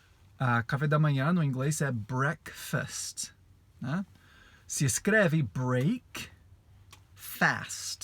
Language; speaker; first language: Portuguese; non-native, fluent; English